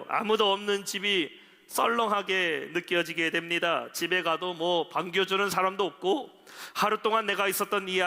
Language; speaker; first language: Korean; native; Korean